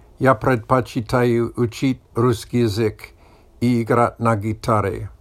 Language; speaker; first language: Russian; non-native, learner; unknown